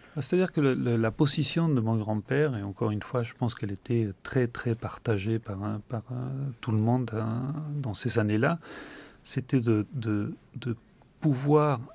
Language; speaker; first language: French; early bilingual, other home language; Spanish